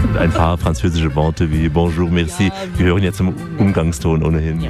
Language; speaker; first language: German; native; German